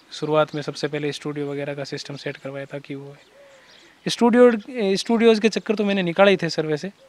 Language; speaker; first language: Hindi; native; Hindi